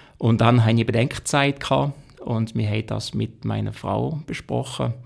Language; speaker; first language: German; non-native, local second language; French